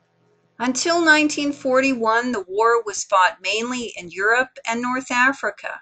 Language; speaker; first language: English; native; English